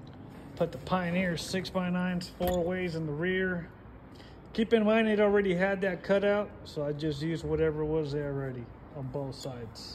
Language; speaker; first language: English; native; English